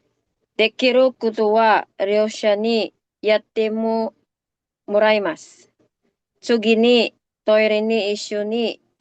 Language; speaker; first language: Japanese; non-native, learner; Filipino